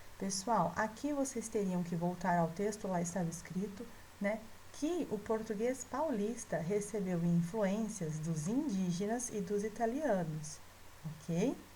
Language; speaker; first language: Portuguese; native; Portuguese